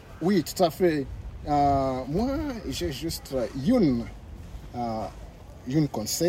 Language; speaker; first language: French; non-native, learner; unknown